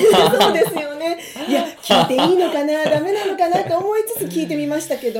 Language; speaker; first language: Japanese; native; Japanese